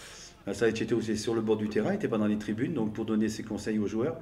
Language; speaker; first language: French; native; French